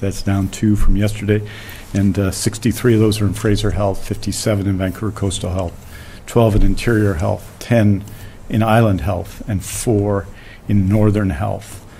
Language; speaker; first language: English; native; English